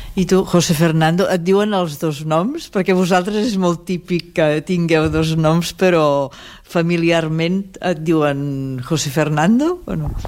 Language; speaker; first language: Catalan; native; Catalan